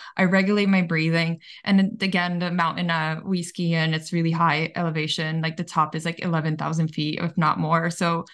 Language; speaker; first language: English; early bilingual, other home language; Bulgarian